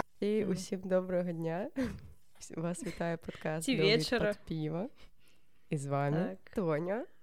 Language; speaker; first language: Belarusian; non-native, local second language; Russian